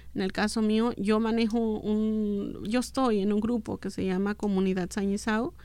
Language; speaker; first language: Spanish; non-native, local second language; Mixtepec Mixtec